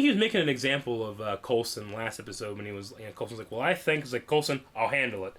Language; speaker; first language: English; native; English